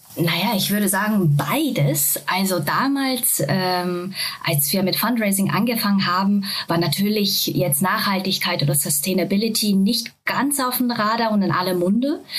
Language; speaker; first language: German; non-native, fluent; Japanese